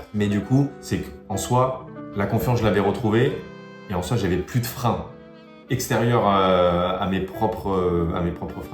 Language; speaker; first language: French; native; French